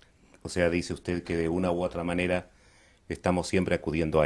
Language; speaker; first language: Spanish; native; Spanish